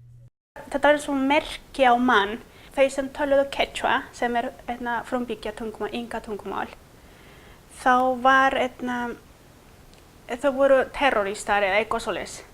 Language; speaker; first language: Icelandic; non-native, fluent; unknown